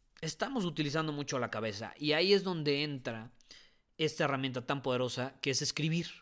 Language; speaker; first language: Spanish; native; Spanish